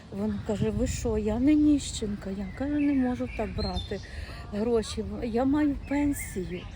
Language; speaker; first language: Ukrainian; native; Ukrainian